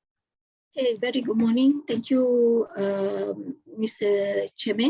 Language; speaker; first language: English; non-native, local second language; Malay